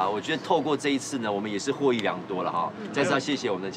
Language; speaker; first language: Chinese; native; Chinese